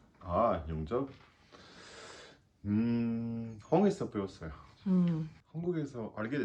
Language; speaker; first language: Korean; non-native, learner; French